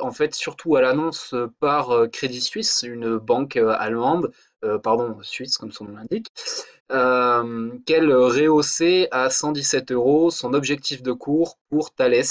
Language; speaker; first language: French; native; French